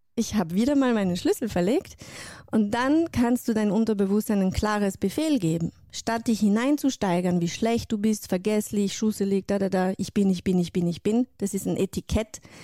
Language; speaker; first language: German; non-native, fluent; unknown